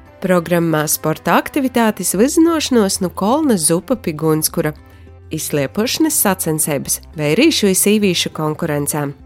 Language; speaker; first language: Latvian; native; Latvian